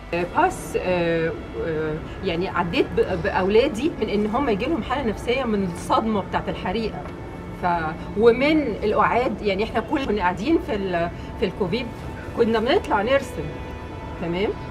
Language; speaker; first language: Arabic; native; Arabic